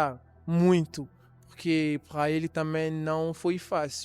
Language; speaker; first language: Portuguese; non-native, learner; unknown